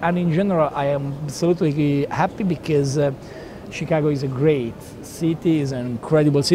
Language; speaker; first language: English; non-native, learner; Italian